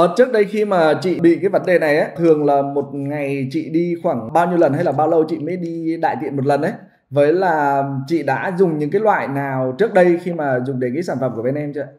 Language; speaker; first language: Vietnamese; native; Vietnamese